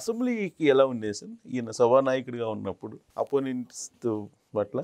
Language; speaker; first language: Telugu; native; Telugu